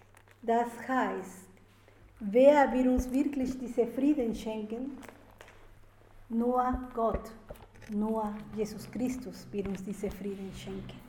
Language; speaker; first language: German; non-native, fluent; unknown